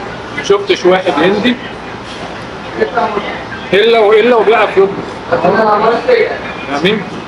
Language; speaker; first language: Arabic; native; Arabic